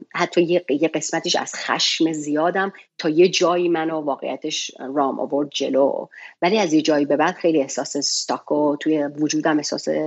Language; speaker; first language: Persian; native; Persian